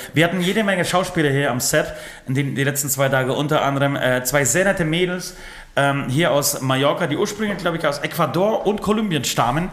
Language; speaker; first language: German; early bilingual, other home language; Polish